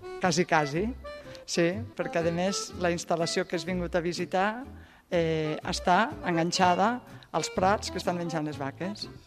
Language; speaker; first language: Catalan; native; Catalan